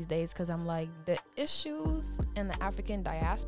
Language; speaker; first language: English; non-native, local second language; Akan